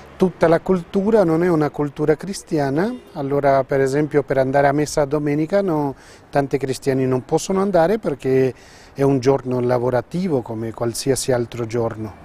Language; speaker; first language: Italian; non-native, fluent; Arabic